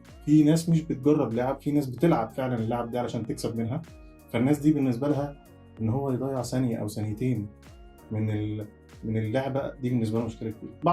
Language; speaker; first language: Arabic; native; Arabic